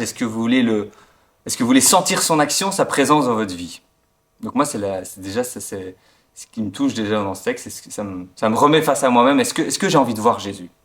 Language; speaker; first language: French; native; French